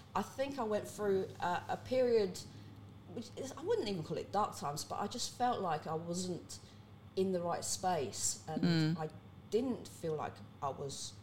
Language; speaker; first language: English; early bilingual, other home language; Cantonese